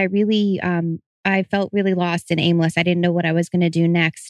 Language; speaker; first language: English; native; English